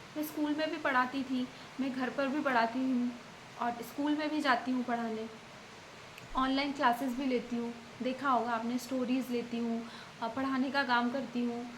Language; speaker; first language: Hindi; native; Hindi